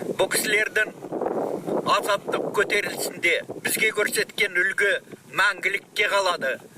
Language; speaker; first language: Kazakh; native; Kazakh